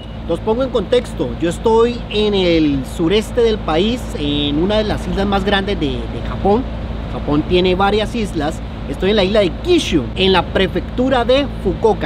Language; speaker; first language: Spanish; native; Spanish